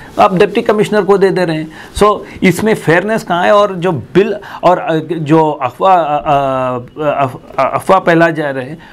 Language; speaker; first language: Hindi; native; Hindi